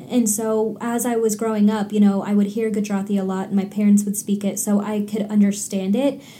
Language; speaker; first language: English; native; English